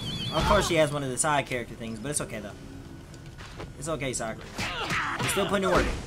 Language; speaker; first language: English; native; English